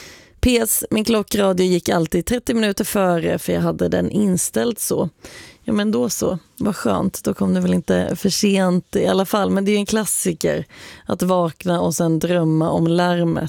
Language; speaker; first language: Swedish; native; Swedish